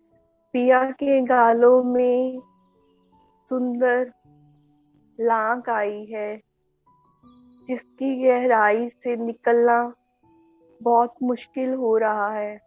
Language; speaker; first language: Hindi; native; Hindi